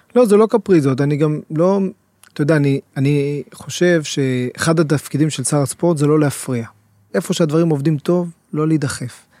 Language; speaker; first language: Hebrew; native; Hebrew